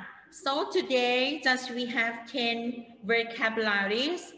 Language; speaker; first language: English; non-native, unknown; Thai